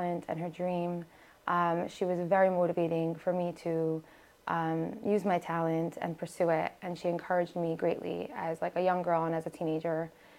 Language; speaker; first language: English; native; English